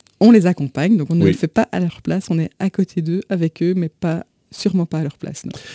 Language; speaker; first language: French; native; French